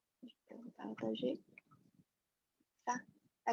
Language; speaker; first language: French; non-native, fluent; Chinese